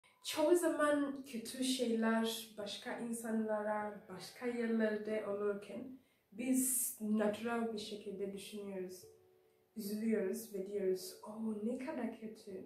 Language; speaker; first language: Turkish; non-native, fluent; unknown